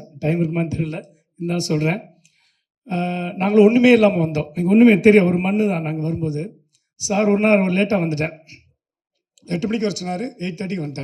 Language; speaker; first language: Tamil; native; Tamil